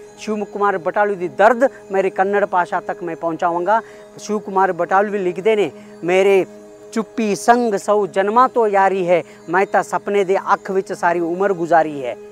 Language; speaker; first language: Punjabi; non-native, fluent; Kannada